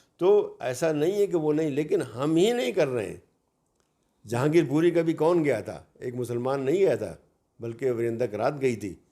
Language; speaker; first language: Urdu; native; Urdu